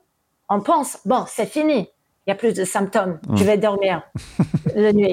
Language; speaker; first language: French; early bilingual, heritage; English